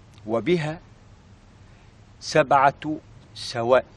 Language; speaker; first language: Arabic; native; Arabic